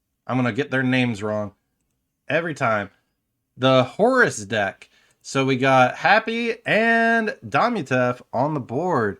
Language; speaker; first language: English; native; English